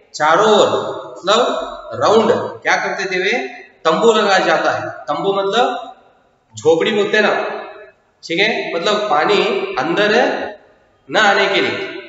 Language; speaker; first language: Hindi; non-native, local second language; Kannada